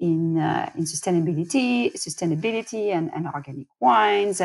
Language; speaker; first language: English; non-native, fluent; French